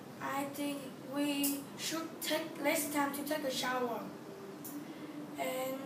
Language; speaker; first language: English; non-native, learner; Vietnamese